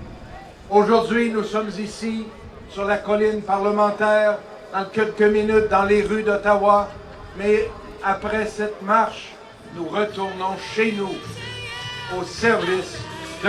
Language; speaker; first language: French; native; French